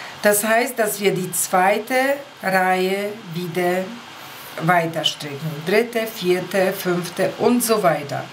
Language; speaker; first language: German; non-native, fluent; Polish